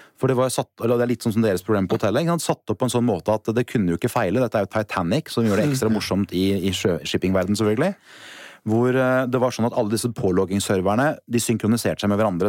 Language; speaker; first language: Norwegian; native; Norwegian